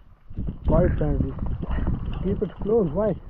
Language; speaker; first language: English; non-native, fluent; Hindi